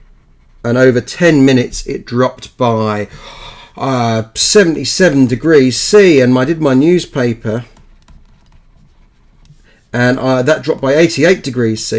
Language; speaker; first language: English; native; English